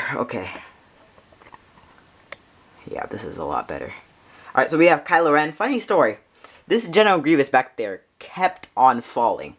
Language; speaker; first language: English; native; English